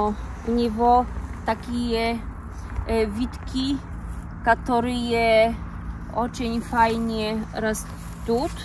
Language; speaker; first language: Russian; non-native, learner; Polish